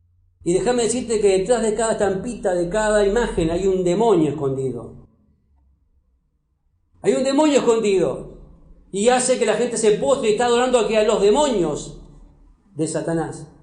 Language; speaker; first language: Spanish; native; Spanish